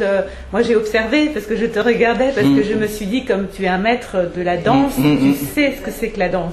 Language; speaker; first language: French; native; French